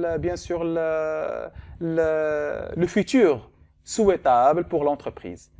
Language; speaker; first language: French; non-native, local second language; Arabic